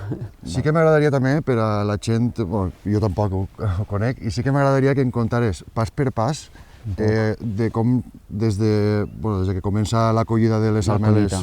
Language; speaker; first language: Catalan; native; Catalan